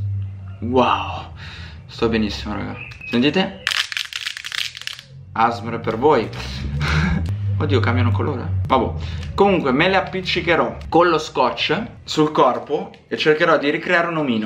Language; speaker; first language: Italian; native; Italian